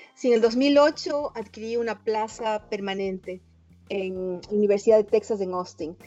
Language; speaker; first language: Spanish; native; Spanish